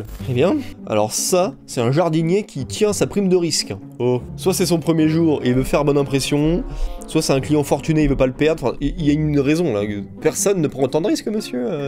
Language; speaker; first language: French; native; French